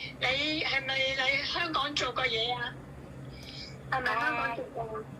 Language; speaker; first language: Chinese; non-native, learner; Indonesian